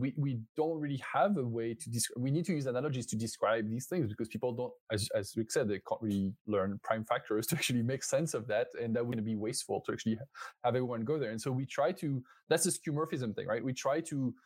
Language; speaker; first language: English; non-native, fluent; French